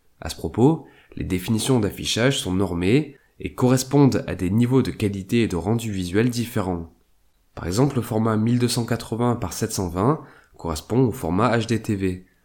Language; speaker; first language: French; native; French